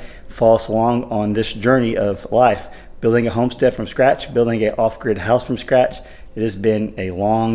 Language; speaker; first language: English; native; English